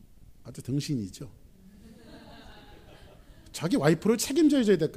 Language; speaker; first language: Korean; native; Korean